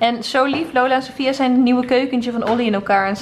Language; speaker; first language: Dutch; native; Dutch